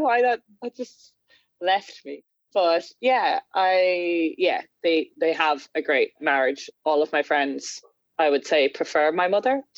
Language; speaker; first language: English; native; English